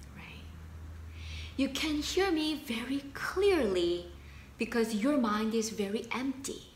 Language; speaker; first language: English; non-native, fluent; Korean